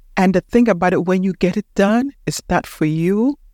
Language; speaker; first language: English; early bilingual, heritage; Spanish